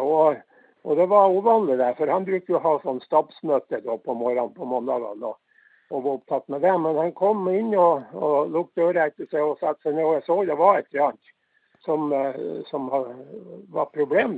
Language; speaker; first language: Norwegian; native; Norwegian